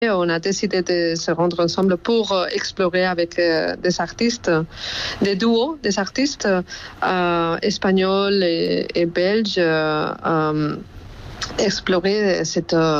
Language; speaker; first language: French; non-native, fluent; Spanish